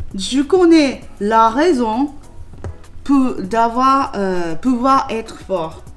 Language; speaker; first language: French; non-native, learner; Japanese